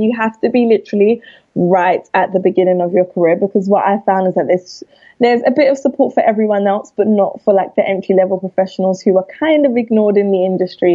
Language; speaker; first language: English; native; English